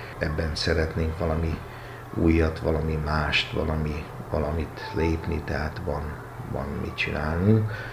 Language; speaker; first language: Hungarian; native; Hungarian